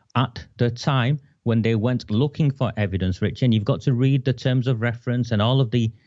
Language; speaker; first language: English; native; English